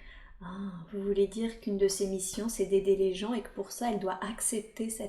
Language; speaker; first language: French; native; French